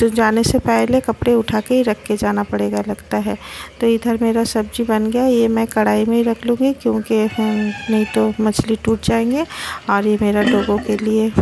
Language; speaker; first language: Hindi; non-native, local second language; Bangla